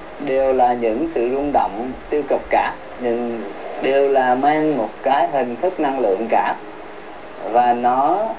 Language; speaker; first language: Vietnamese; early bilingual, heritage; Vietnamese